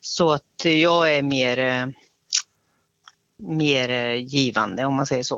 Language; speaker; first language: Swedish; native; Swedish